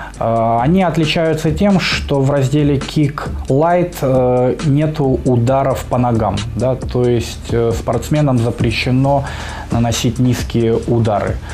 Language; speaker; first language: Russian; native; Russian